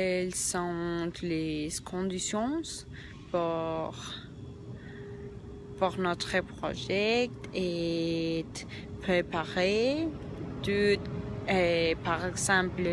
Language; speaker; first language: French; non-native, learner; Spanish